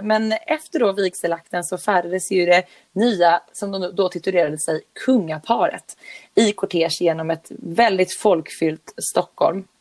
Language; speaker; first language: Swedish; native; Swedish